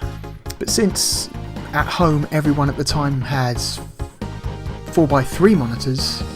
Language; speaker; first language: English; native; English